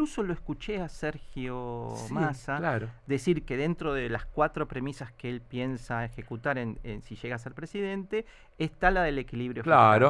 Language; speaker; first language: Spanish; native; Spanish